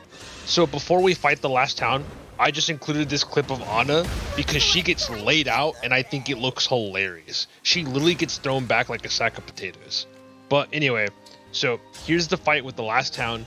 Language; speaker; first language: English; native; English